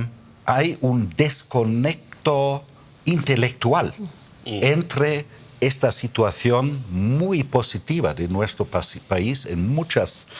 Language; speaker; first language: Spanish; non-native, fluent; German